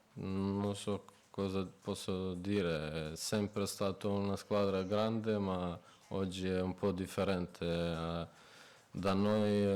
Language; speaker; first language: Italian; non-native, fluent; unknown